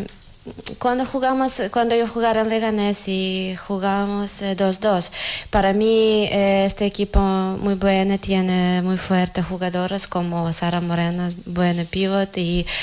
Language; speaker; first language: Spanish; non-native, learner; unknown